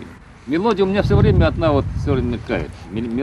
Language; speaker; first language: Russian; native; Russian